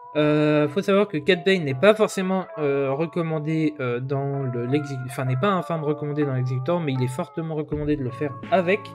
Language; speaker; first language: French; native; French